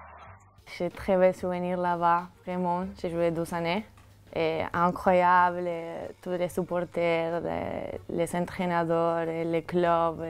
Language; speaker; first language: French; non-native, learner; Spanish